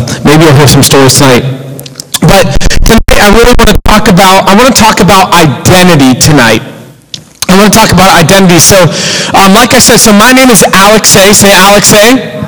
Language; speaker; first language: English; native; English